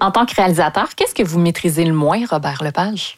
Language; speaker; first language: French; native; French